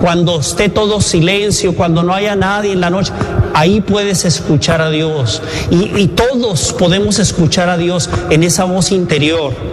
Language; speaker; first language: Spanish; native; Spanish